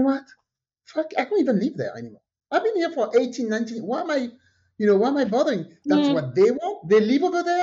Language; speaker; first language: English; non-native, fluent; French